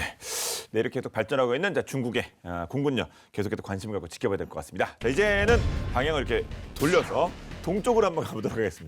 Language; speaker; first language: Korean; native; Korean